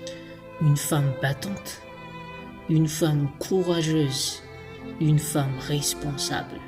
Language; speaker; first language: French; non-native, local second language; Malagasy